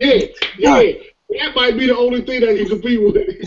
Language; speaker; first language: English; native; English